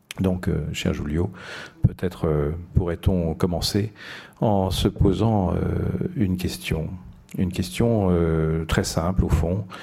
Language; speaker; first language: French; native; French